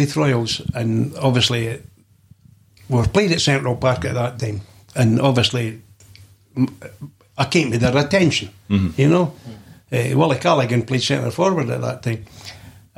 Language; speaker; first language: English; native; English